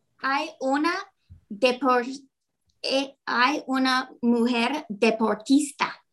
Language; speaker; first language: Spanish; non-native, learner; English